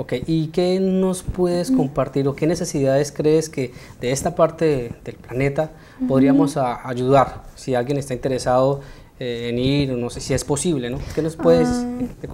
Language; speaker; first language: Spanish; native; Spanish